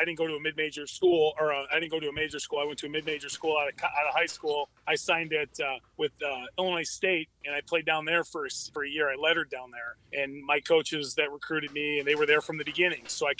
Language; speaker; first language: English; native; English